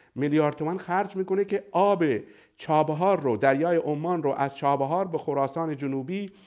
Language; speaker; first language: Persian; non-native, local second language; Baluchi